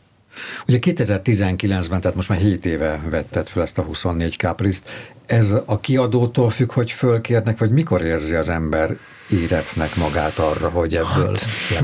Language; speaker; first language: Hungarian; native; Hungarian